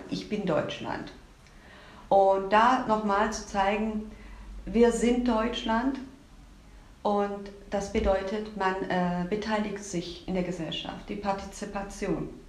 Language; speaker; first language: German; early bilingual, other home language; Turkish